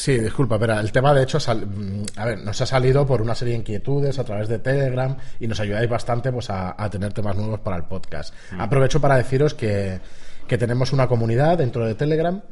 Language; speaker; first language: Spanish; native; Spanish